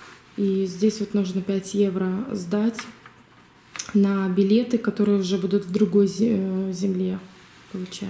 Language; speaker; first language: Russian; native; Russian